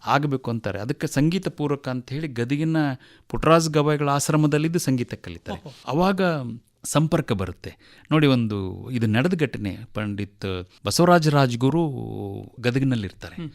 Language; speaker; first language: Kannada; native; Kannada